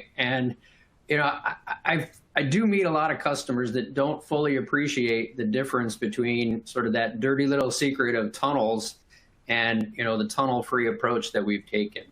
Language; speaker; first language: English; native; English